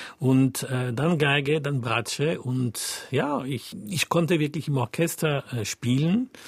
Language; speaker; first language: German; non-native, fluent; French